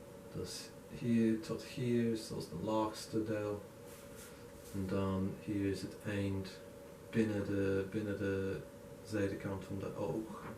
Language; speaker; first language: Dutch; non-native, learner; English